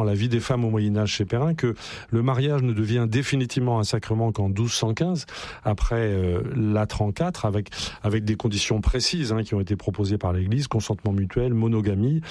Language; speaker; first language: French; native; French